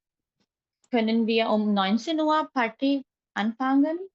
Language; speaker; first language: German; non-native, learner; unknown